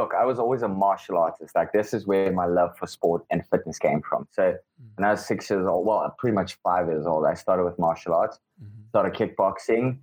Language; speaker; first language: English; non-native, local second language; Afrikaans